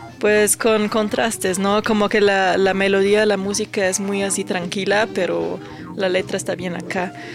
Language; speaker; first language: Spanish; native; Spanish